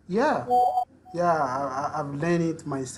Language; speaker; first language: English; non-native, learner; French